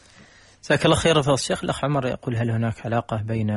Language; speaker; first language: Arabic; native; Arabic